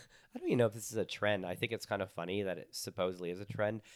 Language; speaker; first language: English; native; English